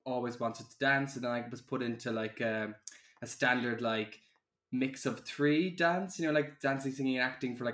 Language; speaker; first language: English; native; English